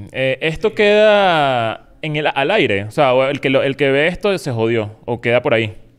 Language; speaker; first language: Spanish; native; Spanish